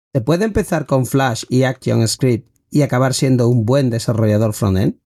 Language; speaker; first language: Spanish; native; Spanish